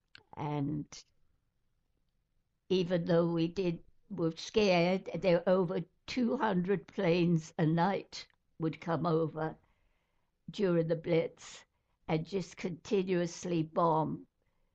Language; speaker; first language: English; native; English